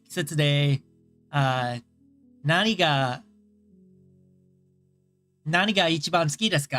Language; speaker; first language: Japanese; non-native, learner; English